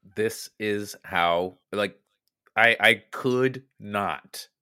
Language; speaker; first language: English; native; English